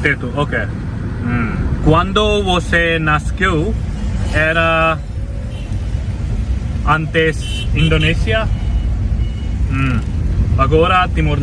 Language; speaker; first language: Portuguese; non-native, learner; Hindi